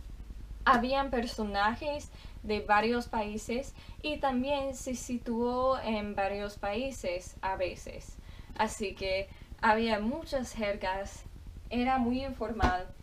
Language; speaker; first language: Spanish; non-native, fluent; English